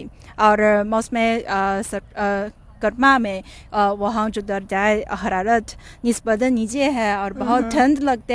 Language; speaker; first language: Hindi; non-native, fluent; Chinese